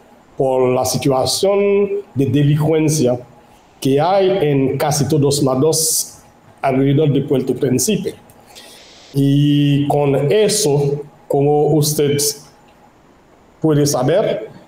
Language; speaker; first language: Spanish; non-native, local second language; Haitian Creole